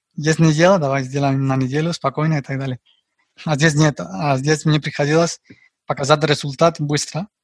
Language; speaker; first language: Russian; non-native, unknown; Spanish